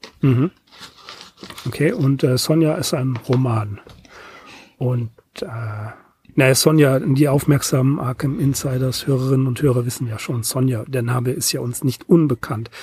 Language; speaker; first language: German; native; German